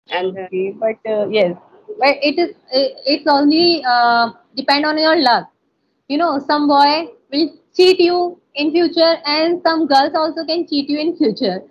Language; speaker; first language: English; non-native, local second language; Hindi